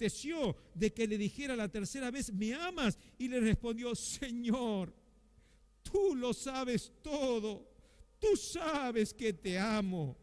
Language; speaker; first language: Spanish; native; Spanish